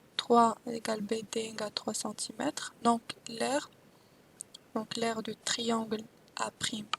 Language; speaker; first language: French; non-native, local second language; Arabic